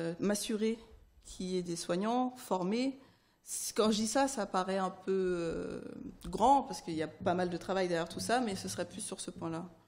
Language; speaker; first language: French; early bilingual, other home language; Haitian Creole